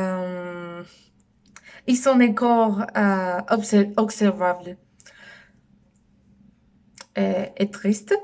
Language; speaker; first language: French; non-native, learner; Spanish